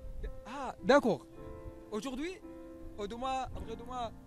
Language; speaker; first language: French; non-native, learner; Arabic